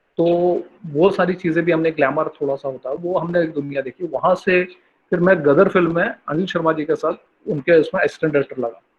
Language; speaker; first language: Hindi; non-native, local second language; Bangla